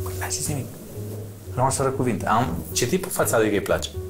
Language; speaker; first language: Romanian; native; Romanian